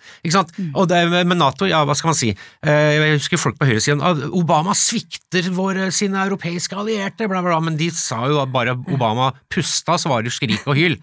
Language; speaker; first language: Norwegian; early bilingual, other home language; English